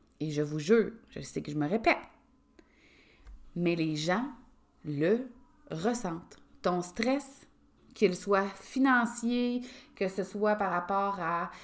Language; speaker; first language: French; native; French